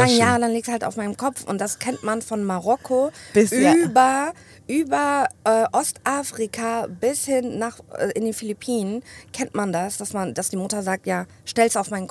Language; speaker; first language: German; early bilingual, other home language; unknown